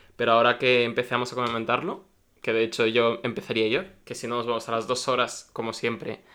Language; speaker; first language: Spanish; early bilingual, other home language; Russian